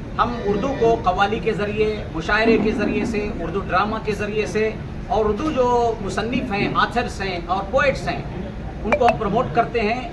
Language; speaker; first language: Urdu; native; Urdu